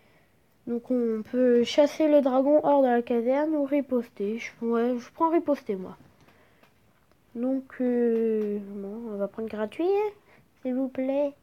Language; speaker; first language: French; native; French